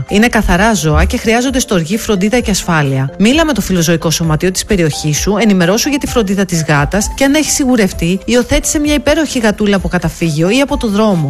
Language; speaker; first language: Greek; native; Greek